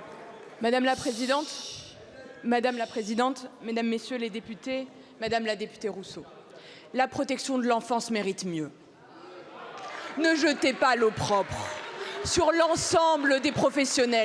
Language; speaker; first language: French; native; French